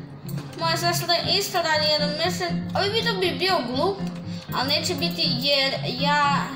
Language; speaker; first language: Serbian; early bilingual, heritage; Serbian